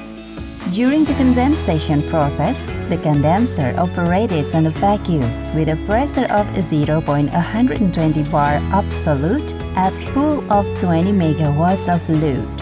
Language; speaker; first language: English; non-native, fluent; Indonesian